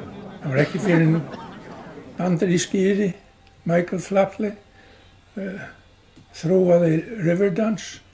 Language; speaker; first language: Icelandic; non-native, fluent; English